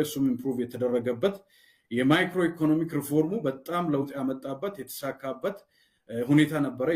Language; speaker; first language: Amharic; non-native, local second language; Oromo